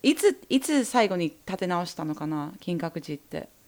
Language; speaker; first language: Japanese; early bilingual, heritage; Japanese